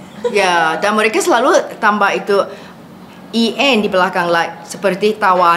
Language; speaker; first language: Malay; non-native, fluent; English